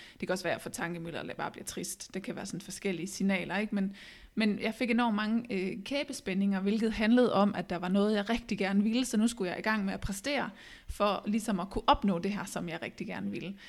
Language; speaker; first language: Danish; native; Danish